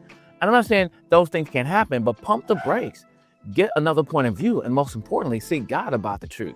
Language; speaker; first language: English; native; English